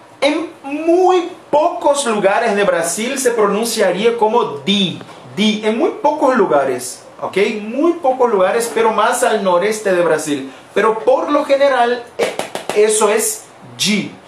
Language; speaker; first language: Spanish; non-native, fluent; Portuguese